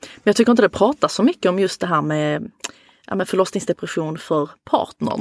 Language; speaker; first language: Swedish; native; Swedish